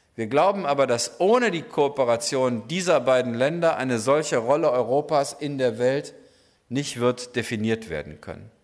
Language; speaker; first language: German; native; German